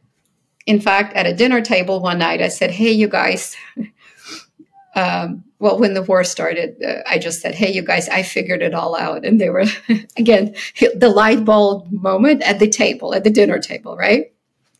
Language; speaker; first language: English; early bilingual, other home language; Ukrainian